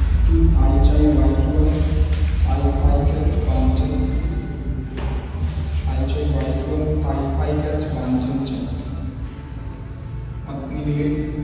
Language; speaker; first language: Vietnamese; non-native, learner; Hindi